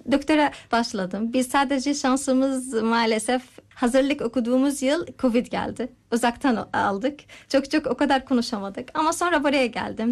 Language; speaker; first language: Turkish; non-native, learner; Arabic